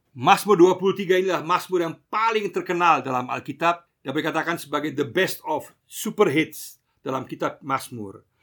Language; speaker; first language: Indonesian; non-native, fluent; German